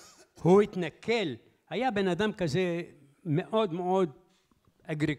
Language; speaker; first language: Hebrew; early bilingual, other home language; Arabic